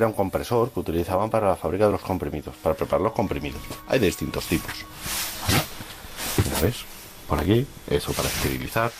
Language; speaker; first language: Spanish; native; Spanish